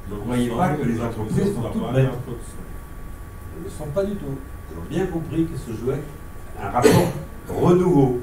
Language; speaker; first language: French; native; French